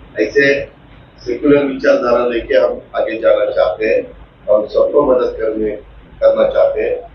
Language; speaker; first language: Hindi; non-native, local second language; Marathi